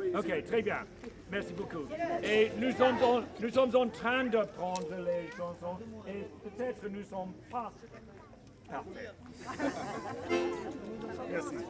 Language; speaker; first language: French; non-native, learner; English